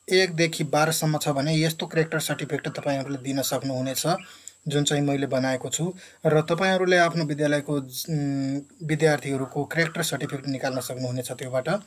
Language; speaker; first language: Nepali; native; Nepali